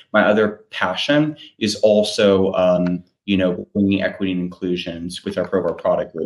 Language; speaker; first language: English; native; English